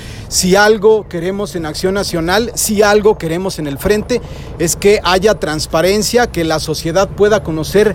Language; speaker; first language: Spanish; native; Spanish